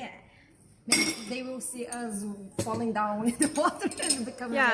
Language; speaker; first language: English; non-native, fluent; Portuguese